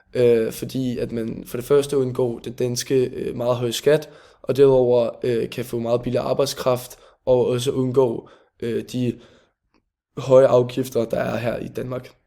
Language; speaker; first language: Danish; native; Danish